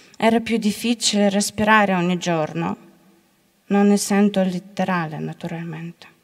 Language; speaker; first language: Italian; non-native, learner; Ukrainian